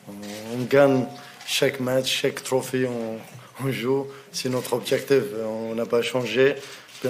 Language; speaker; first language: French; non-native, fluent; Arabic